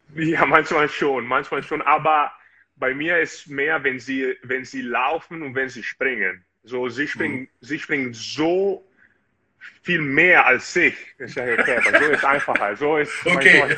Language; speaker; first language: German; non-native, fluent; Italian